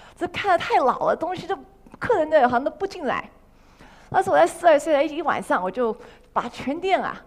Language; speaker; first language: Chinese; early bilingual, heritage; Chinese